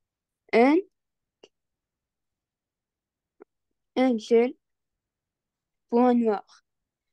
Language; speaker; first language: French; non-native, learner; Arabic